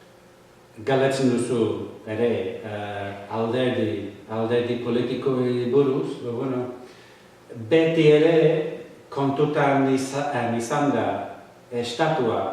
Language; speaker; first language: Basque; non-native, learner; English